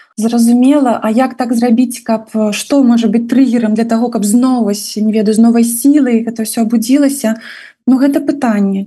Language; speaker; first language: Belarusian; non-native, local second language; Russian